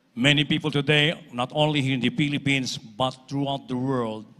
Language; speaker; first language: English; non-native, local second language; Filipino